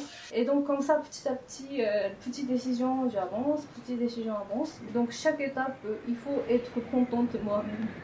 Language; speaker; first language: French; non-native, fluent; Japanese